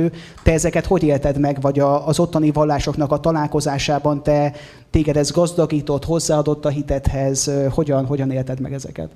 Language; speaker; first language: Hungarian; native; Hungarian